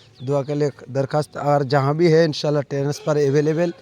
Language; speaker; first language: Hindi; non-native, local second language; Bangla